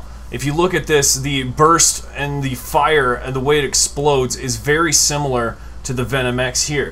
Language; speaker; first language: English; native; English